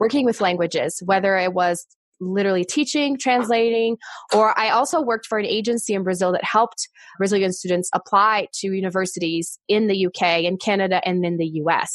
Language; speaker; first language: English; non-native, fluent; Portuguese